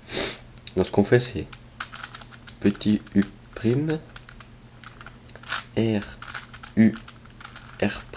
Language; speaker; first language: French; native; French